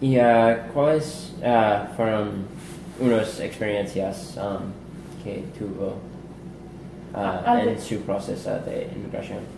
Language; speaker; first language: Spanish; non-native, learner; English